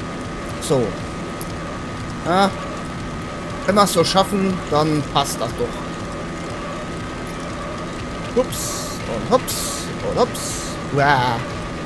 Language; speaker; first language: German; native; German